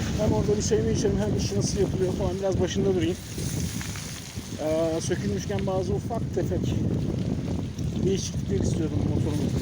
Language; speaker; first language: Turkish; native; Turkish